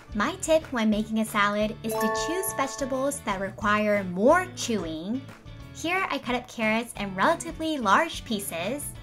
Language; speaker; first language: English; early bilingual, other home language; Japanese